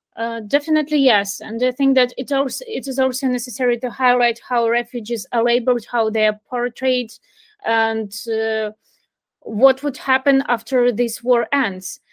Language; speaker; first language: English; non-native, fluent; Ukrainian